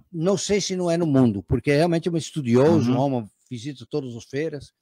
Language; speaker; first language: Portuguese; non-native, fluent; Dutch